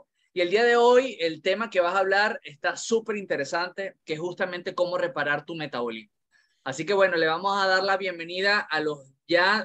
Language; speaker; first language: Spanish; native; Spanish